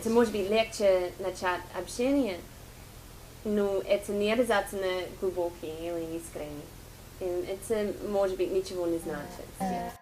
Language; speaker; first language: Russian; non-native, fluent; English